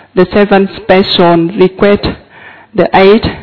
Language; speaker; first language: English; non-native, fluent; Vietnamese